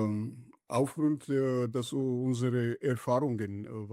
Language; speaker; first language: German; non-native, learner; Georgian